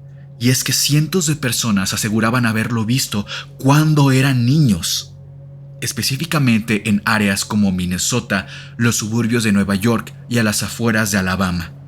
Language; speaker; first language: Spanish; native; Spanish